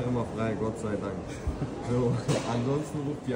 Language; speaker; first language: German; native; German